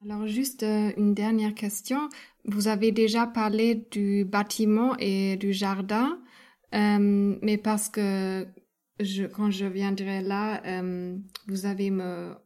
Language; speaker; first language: French; non-native, learner; German